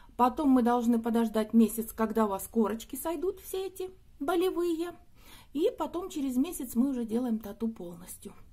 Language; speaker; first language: Russian; native; Russian